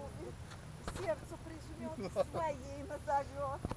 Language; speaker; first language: Russian; native; Russian